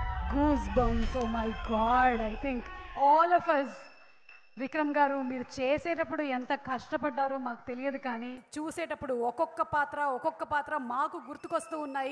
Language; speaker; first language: Telugu; native; Telugu